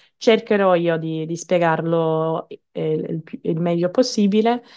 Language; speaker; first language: Italian; non-native, fluent; English